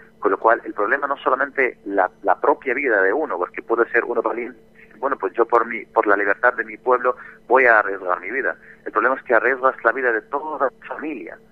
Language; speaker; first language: Spanish; non-native, fluent; Arabic